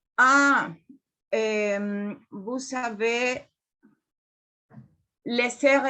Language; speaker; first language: French; non-native, learner; Spanish